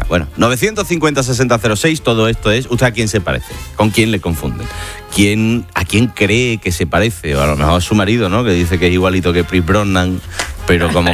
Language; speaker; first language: Spanish; native; Spanish